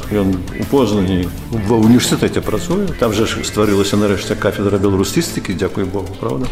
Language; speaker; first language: Belarusian; native; Belarusian